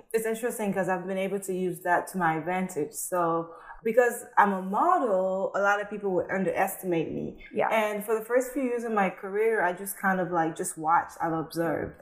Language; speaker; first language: English; early bilingual, other home language; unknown